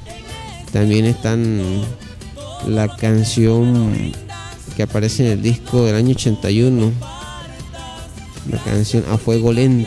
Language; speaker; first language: Spanish; native; Spanish